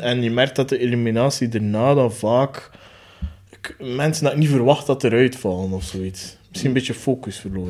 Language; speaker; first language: Dutch; native; Dutch